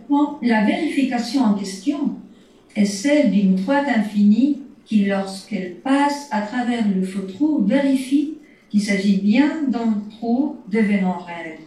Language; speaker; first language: French; native; French